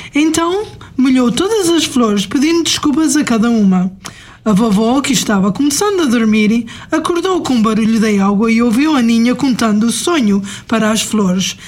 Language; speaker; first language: Portuguese; native; Portuguese